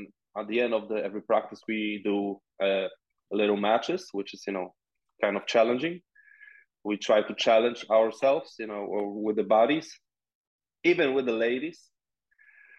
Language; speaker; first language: English; non-native, fluent; Polish